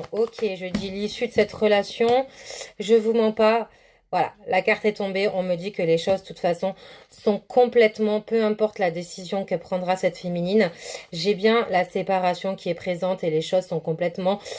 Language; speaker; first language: French; native; French